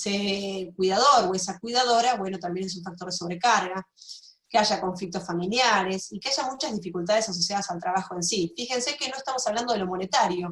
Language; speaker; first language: Spanish; native; Spanish